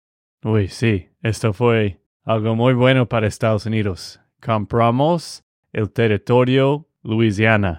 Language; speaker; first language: Spanish; non-native, fluent; English